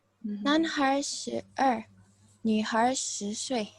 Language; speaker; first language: Chinese; non-native, learner; Indonesian